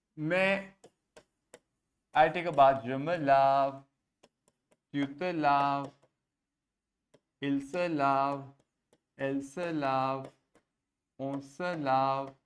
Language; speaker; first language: French; non-native, fluent; Hindi